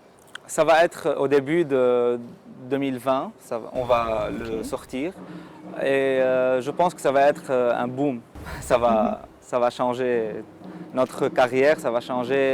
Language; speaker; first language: French; non-native, local second language; Arabic